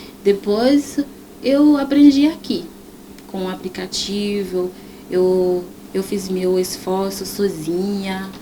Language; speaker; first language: Portuguese; non-native, learner; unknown